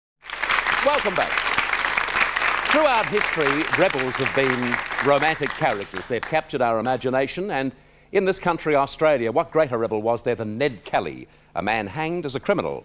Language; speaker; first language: English; native; English